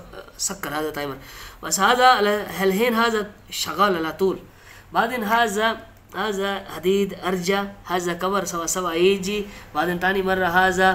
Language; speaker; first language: Arabic; non-native, learner; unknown